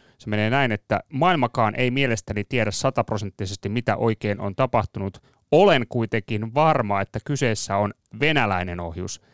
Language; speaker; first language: Finnish; native; Finnish